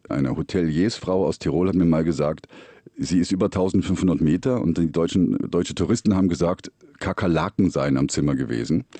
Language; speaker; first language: German; native; German